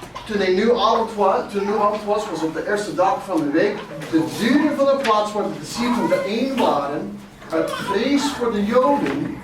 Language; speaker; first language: Dutch; non-native, fluent; English